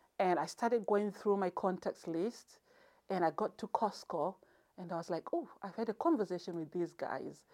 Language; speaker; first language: English; non-native, local second language; Shona